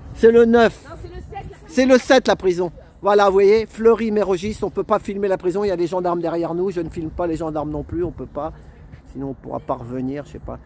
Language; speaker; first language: French; native; French